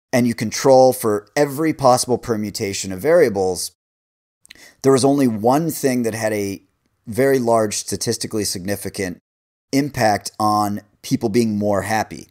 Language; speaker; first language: English; native; English